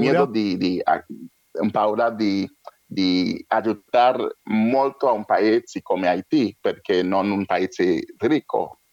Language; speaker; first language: Italian; non-native, learner; French